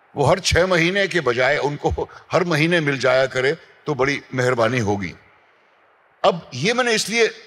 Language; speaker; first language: Hindi; native; Hindi